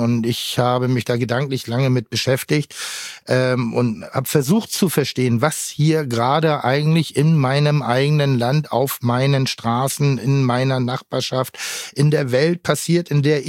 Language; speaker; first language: German; native; German